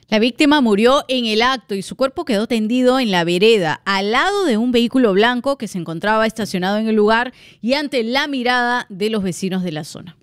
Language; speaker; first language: Spanish; native; Spanish